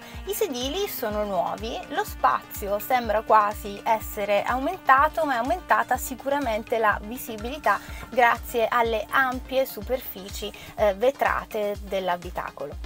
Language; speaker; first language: Italian; native; Italian